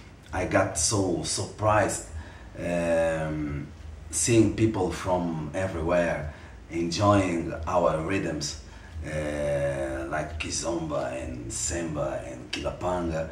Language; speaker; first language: English; non-native, fluent; Portuguese